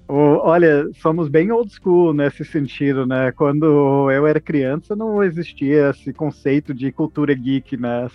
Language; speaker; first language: Portuguese; non-native, fluent; English